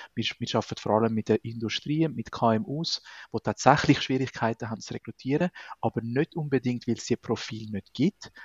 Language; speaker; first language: German; non-native, fluent; Spanish